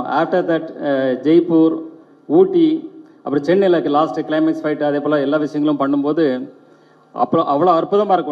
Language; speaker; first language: Tamil; native; Tamil